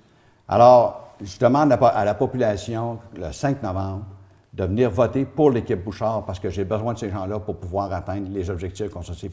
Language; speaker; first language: French; native; French